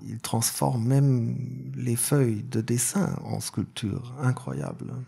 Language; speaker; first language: French; non-native, fluent; German